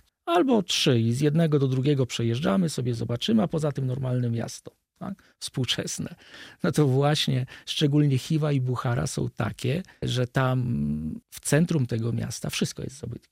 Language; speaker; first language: Polish; native; Polish